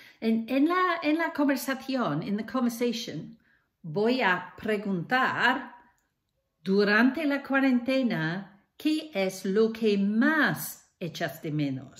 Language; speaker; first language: Spanish; non-native, fluent; English